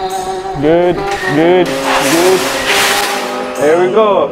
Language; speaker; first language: English; native; English